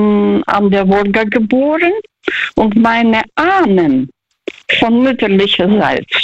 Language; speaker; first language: German; early bilingual, heritage; German